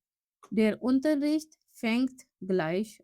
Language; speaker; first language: German; non-native, fluent; Urdu